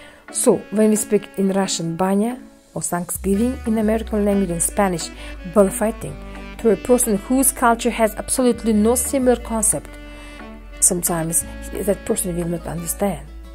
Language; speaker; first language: English; non-native, fluent; Uzbek